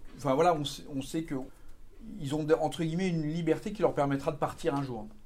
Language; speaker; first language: French; native; French